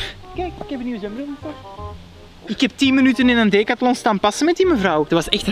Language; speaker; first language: Dutch; native; Dutch